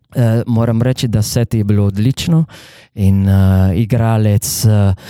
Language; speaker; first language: Slovenian; non-native, fluent; Italian